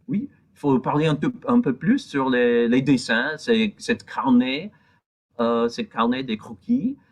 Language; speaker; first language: French; non-native, fluent; English